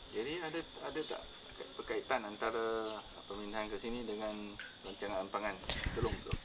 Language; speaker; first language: Malay; non-native, local second language; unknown